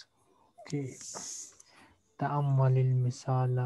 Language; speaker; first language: Arabic; non-native, fluent; Urdu